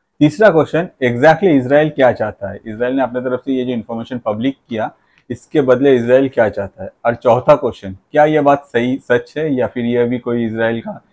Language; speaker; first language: Hindi; non-native, local second language; Bangla